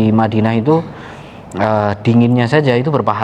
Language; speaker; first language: Indonesian; native; Indonesian